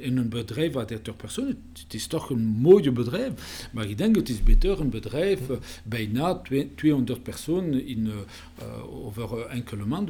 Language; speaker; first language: Dutch; non-native, learner; French